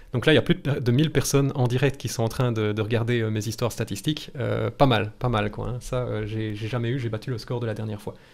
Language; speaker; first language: French; native; French